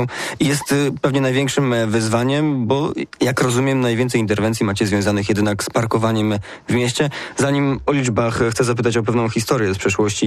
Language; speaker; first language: Polish; native; Polish